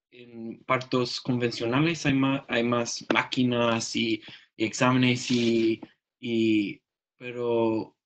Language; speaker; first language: Spanish; non-native, learner; English